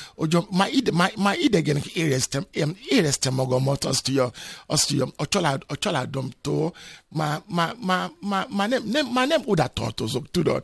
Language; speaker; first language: Hungarian; non-native, fluent; Yoruba